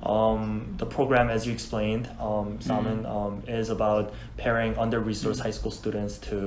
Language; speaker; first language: English; non-native, fluent; Korean